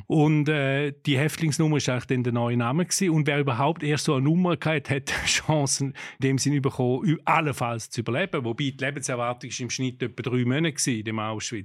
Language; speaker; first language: German; native; German